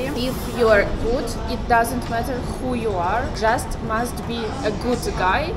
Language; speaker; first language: English; non-native, learner; Russian